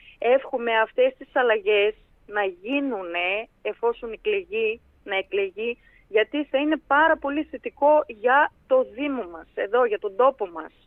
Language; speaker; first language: Greek; non-native, fluent; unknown